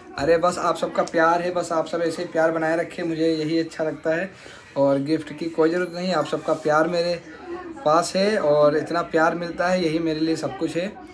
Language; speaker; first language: Hindi; native; Hindi